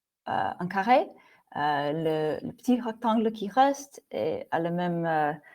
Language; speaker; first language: French; non-native, fluent; English